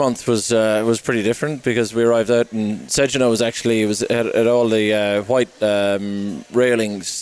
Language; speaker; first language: English; native; English